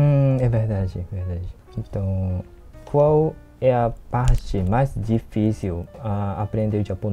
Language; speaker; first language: Portuguese; non-native, learner; Japanese